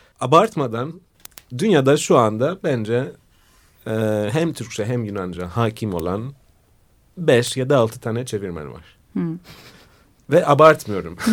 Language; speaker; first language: Turkish; non-native, fluent; Greek